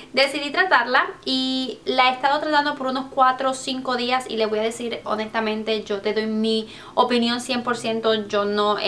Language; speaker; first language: Spanish; early bilingual, heritage; Spanish